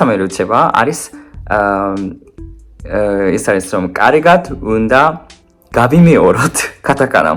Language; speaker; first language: Georgian; non-native, fluent; Japanese